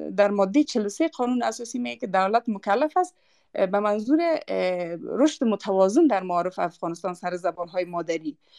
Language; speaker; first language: Persian; non-native, local second language; Uzbek